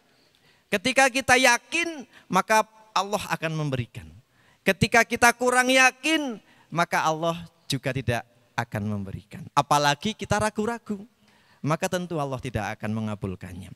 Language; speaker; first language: Indonesian; native; Indonesian